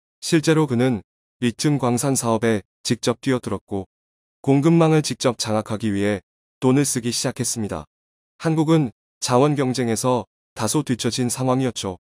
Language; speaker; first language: Korean; native; Korean